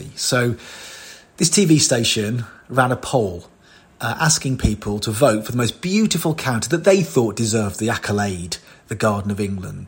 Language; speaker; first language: English; native; English